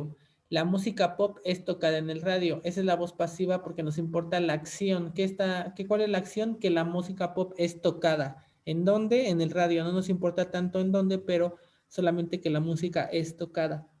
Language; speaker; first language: Spanish; native; Spanish